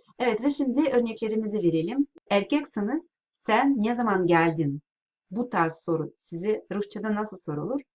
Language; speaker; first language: Turkish; non-native, fluent; Russian